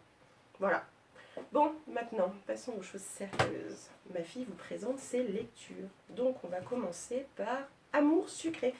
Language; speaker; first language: French; native; French